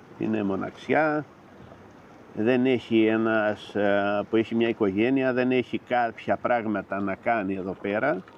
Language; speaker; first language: Greek; native; Greek